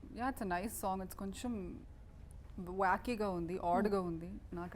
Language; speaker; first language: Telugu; non-native, learner; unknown